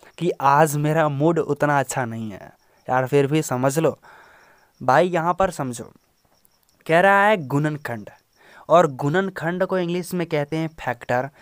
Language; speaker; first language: Hindi; native; Hindi